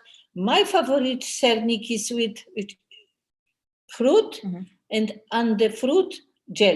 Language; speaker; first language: English; non-native, learner; Polish